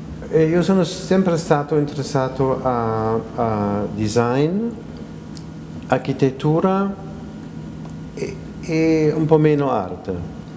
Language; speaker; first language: Italian; non-native, fluent; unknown